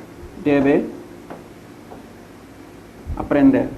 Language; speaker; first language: Spanish; non-native, fluent; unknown